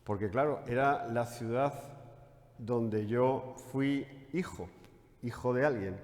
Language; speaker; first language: Spanish; native; Spanish